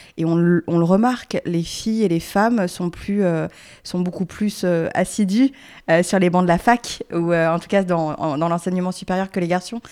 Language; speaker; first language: French; native; French